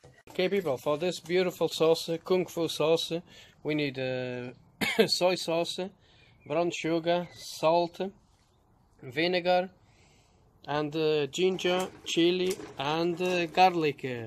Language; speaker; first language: English; non-native, fluent; Portuguese